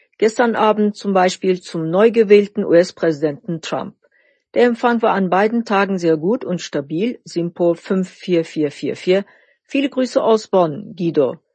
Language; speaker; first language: German; non-native, fluent; Turkish